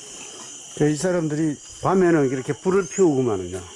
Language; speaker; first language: Portuguese; non-native, learner; Korean